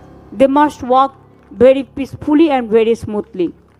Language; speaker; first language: English; non-native, local second language; Bangla